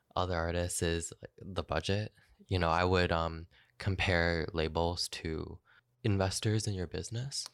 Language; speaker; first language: English; native; English